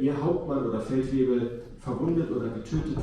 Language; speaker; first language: German; native; German